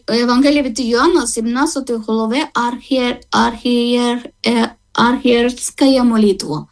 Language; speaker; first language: Ukrainian; non-native, learner; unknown